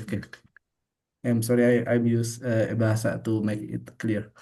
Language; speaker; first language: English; non-native, fluent; Indonesian